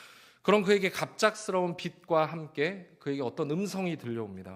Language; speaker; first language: Korean; native; Korean